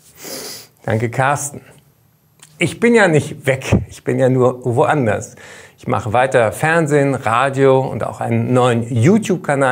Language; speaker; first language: German; native; German